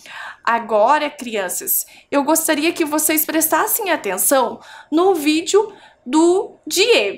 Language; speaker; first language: Portuguese; native; Portuguese